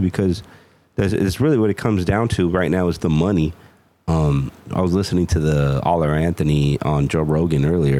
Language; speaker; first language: English; native; English